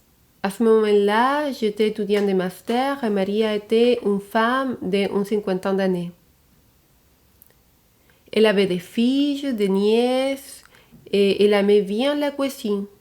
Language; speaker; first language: French; non-native, fluent; Spanish